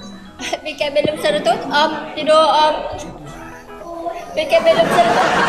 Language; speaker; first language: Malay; non-native, learner; Vietnamese